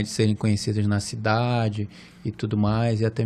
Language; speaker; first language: Portuguese; native; Portuguese